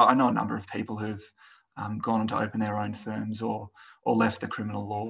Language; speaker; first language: English; native; English